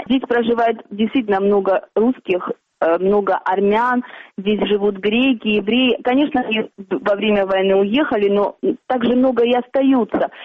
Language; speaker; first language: Russian; native; Russian